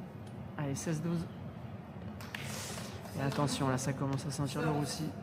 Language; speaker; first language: French; native; French